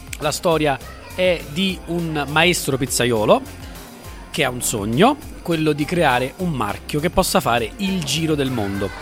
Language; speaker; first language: Italian; native; Italian